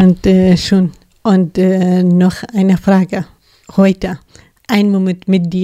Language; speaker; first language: German; non-native, learner; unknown